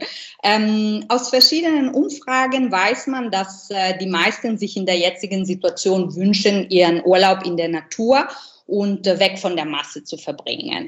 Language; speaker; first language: German; non-native, fluent; Italian